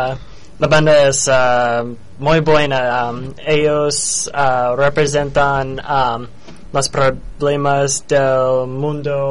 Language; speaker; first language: Spanish; non-native, learner; English